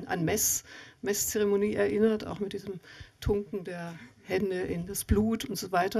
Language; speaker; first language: German; native; German